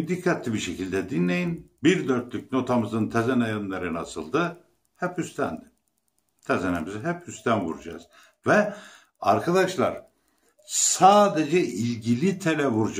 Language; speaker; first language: Turkish; native; Turkish